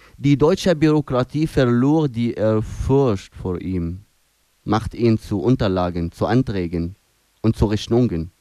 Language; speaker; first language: German; non-native, fluent; Arabic